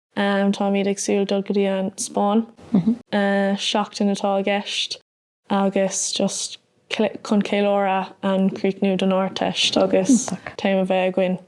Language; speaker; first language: Irish; non-native, local second language; English